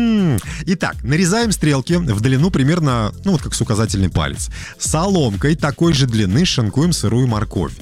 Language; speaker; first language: Russian; native; Russian